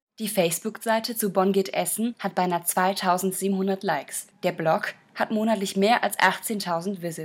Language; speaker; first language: German; native; German